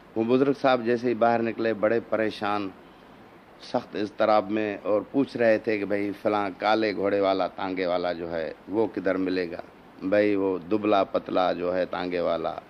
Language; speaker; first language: Urdu; non-native, local second language; Sindhi